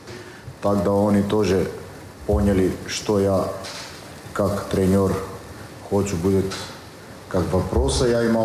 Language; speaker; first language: Russian; non-native, learner; Macedonian